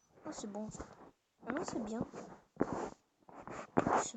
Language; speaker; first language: French; native; French